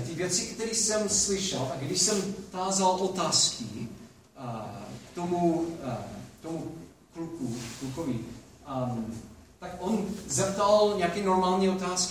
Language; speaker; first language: Czech; non-native, fluent; English